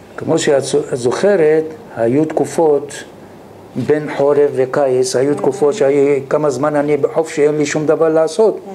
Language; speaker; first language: Hebrew; non-native, fluent; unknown